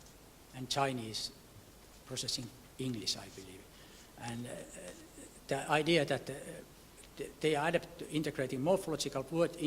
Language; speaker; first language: English; non-native, fluent; Finnish